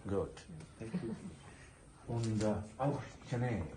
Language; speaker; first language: German; non-native, learner; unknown